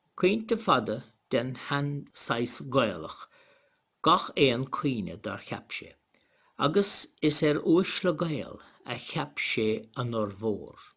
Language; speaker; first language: Irish; native; Irish